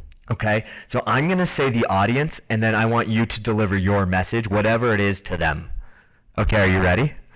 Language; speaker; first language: English; native; English